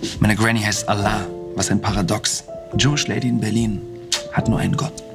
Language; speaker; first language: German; early bilingual, other home language; Russian